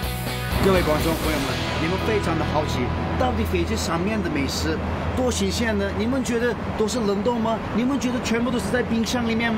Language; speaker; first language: Chinese; non-native, fluent; Turkish